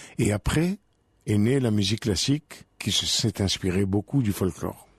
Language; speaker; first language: French; native; French